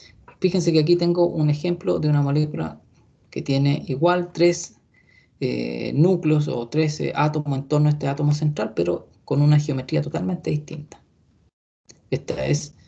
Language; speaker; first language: Spanish; native; Spanish